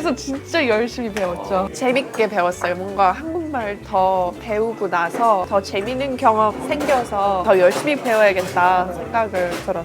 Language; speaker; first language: Korean; non-native, fluent; English